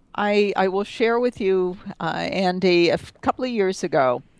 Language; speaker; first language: English; native; English